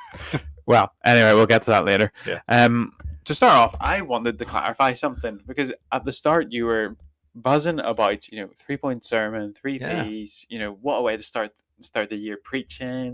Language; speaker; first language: English; native; English